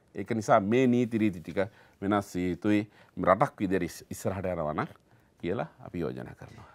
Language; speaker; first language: Sinhala; native; Sinhala